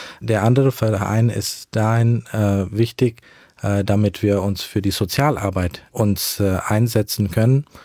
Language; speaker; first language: German; early bilingual, heritage; German